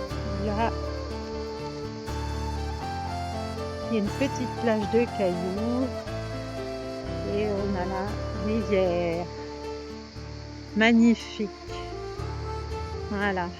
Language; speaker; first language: French; native; French